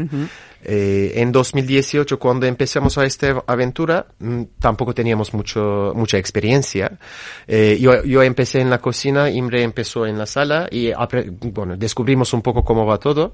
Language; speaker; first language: Spanish; non-native, fluent; Turkish